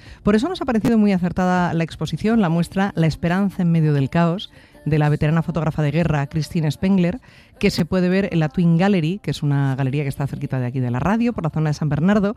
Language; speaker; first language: Spanish; native; Spanish